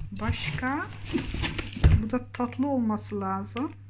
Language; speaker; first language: Turkish; early bilingual, heritage; Turkish